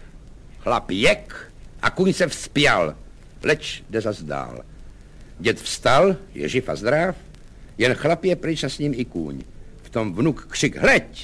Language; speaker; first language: Czech; native; Czech